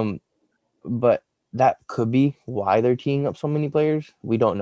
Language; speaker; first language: English; native; English